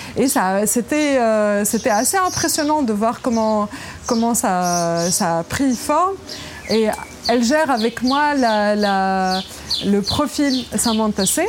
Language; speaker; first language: French; non-native, local second language; Arabic